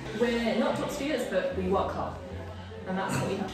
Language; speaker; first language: English; early bilingual, other home language; Korean